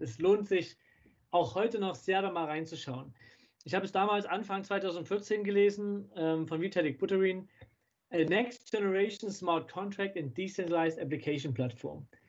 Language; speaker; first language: German; native; German